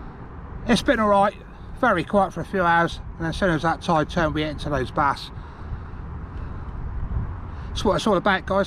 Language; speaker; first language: English; native; English